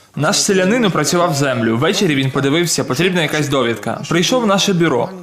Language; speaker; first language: Ukrainian; non-native, fluent; Georgian